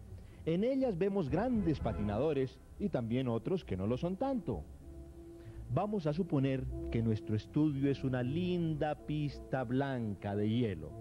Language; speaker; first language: Spanish; native; Spanish